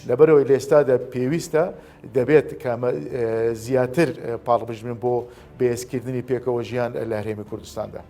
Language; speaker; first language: Central Kurdish; non-native, local second language; Azerbaijani